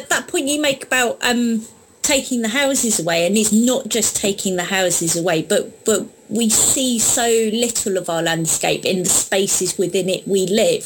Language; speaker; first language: English; native; English